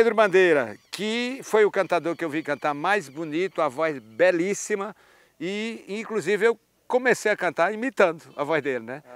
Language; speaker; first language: Portuguese; native; Portuguese